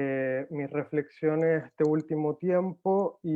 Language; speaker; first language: Spanish; native; Spanish